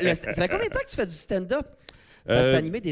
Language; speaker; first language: French; native; French